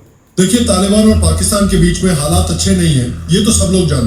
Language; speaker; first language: Hindi; native; Hindi